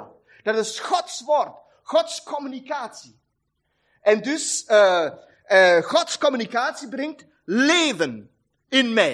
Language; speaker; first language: German; non-native, learner; Dutch